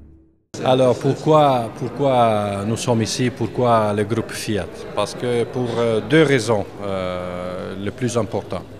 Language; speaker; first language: French; non-native, fluent; Italian